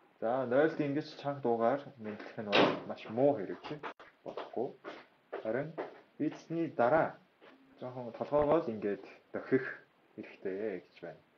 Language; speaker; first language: Mongolian; non-native, fluent; Korean